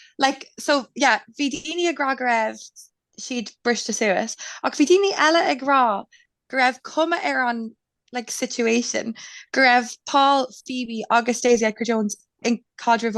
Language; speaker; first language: Irish; non-native, local second language; English